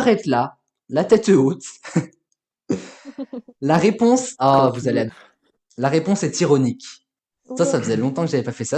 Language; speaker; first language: French; native; French